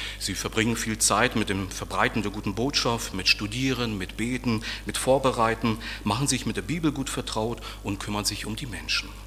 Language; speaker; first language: German; native; German